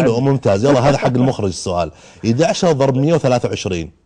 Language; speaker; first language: Arabic; native; Arabic